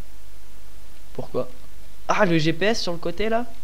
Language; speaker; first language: French; native; French